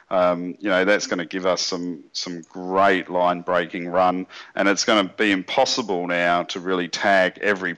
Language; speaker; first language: English; native; English